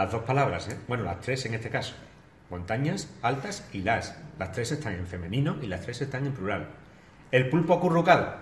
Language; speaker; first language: Spanish; native; Spanish